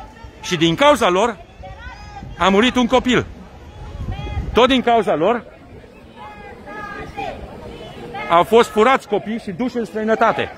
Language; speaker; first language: Romanian; native; Romanian